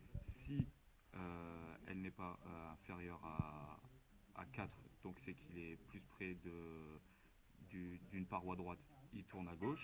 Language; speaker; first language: French; native; French